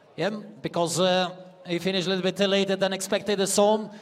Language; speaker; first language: English; non-native, fluent; Latvian